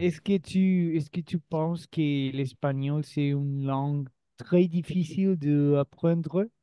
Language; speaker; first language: French; non-native, learner; Spanish